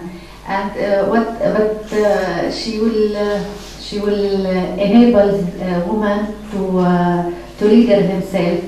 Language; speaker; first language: English; non-native, learner; Arabic